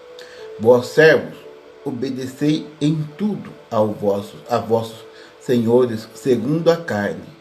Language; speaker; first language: Portuguese; native; Portuguese